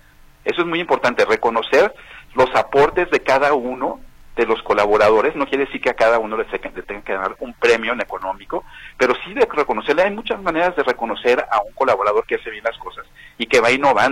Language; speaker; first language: Spanish; native; Spanish